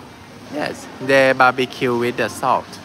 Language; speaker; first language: English; non-native, learner; Thai